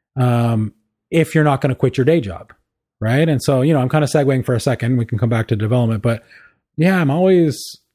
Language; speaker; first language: English; native; English